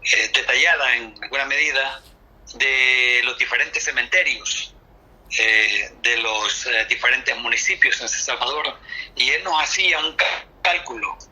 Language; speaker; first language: Spanish; native; Spanish